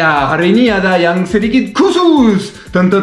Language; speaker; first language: Indonesian; non-native, learner; French